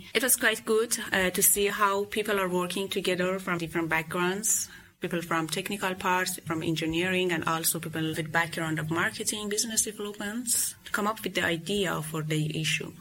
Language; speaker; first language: English; non-native, fluent; Persian